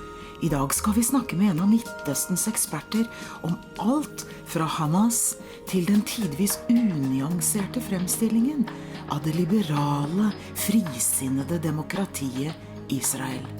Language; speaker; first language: Norwegian; early bilingual, heritage; Norwegian